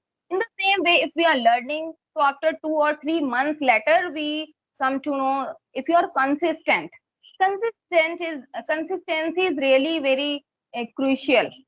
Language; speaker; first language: English; non-native, fluent; Hindi